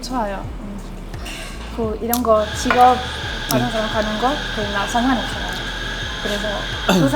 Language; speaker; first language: Korean; non-native, learner; Spanish